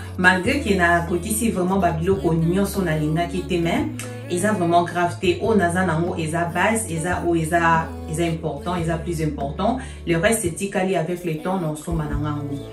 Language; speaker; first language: French; non-native, local second language; Lingala